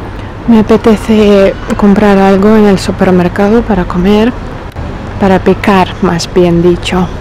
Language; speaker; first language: Spanish; non-native, fluent; Russian